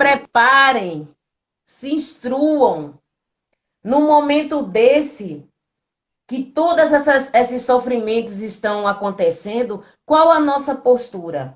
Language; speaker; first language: Portuguese; native; Portuguese